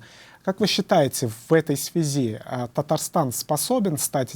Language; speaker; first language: Russian; native; Russian